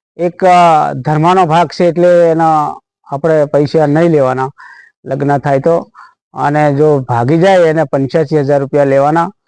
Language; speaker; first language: Gujarati; non-native, local second language; Rathawi